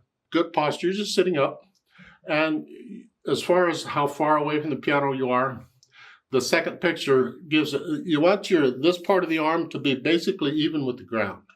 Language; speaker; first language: English; native; English